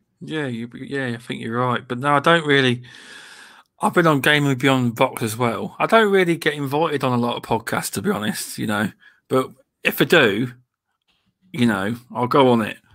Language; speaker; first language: English; native; English